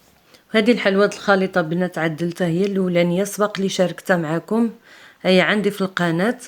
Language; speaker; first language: Arabic; native; Arabic